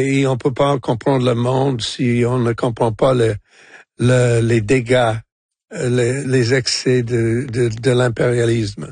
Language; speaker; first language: French; non-native, local second language; English